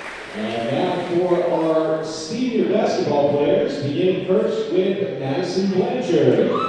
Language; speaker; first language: English; native; English